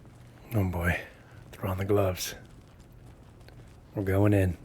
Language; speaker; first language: English; native; English